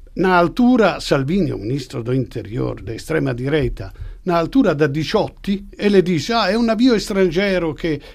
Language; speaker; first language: Portuguese; non-native, fluent; Italian